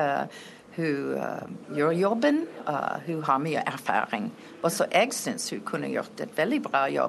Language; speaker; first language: Norwegian; non-native, learner; English